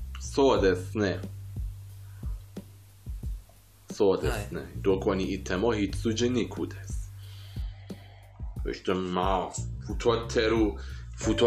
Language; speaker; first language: Japanese; non-native, fluent; Persian